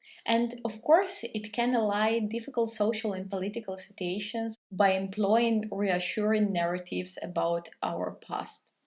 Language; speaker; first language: English; non-native, fluent; Russian